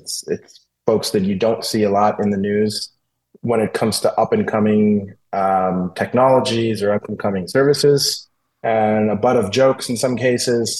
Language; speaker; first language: English; native; English